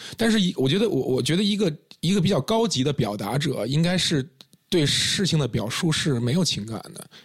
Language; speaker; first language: Chinese; native; Chinese